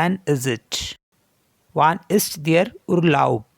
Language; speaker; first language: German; non-native, fluent; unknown